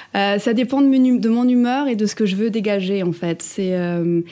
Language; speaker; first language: French; native; French